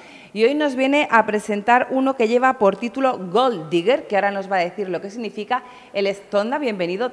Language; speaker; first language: Spanish; native; Spanish